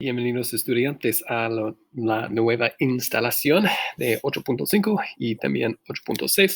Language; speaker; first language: Spanish; non-native, fluent; English